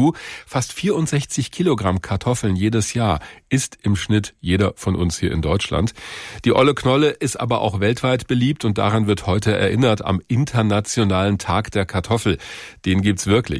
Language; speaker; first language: German; native; German